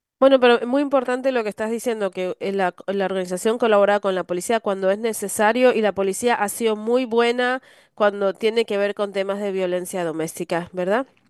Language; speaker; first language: Spanish; native; Spanish